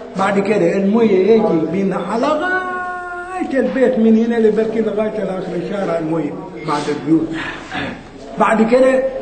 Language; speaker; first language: Egyptian Arabic; non-native, local second language; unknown